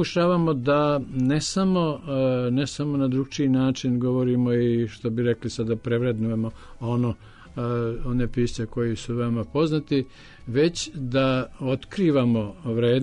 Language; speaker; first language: Serbian; native; Serbian